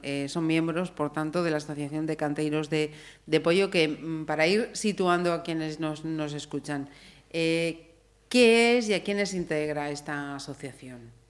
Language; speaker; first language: Spanish; native; Spanish